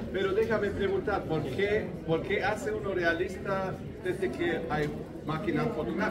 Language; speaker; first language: Spanish; non-native, fluent; German